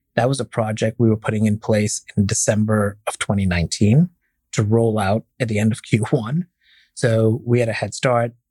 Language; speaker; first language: English; non-native, fluent; Arabic